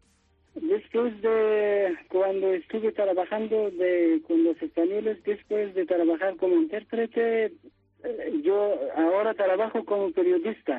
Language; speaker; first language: Spanish; non-native, learner; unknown